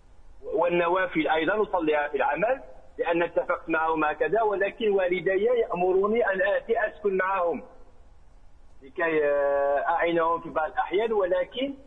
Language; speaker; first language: Arabic; early bilingual, heritage; Arabic